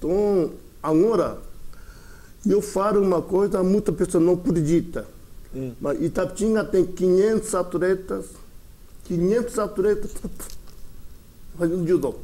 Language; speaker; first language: Portuguese; early bilingual, other home language; Japanese